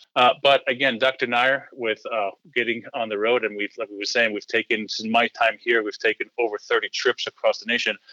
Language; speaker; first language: English; early bilingual, heritage; Greek